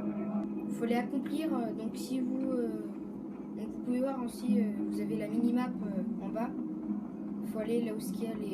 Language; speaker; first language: French; native; French